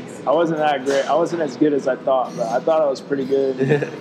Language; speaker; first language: English; native; English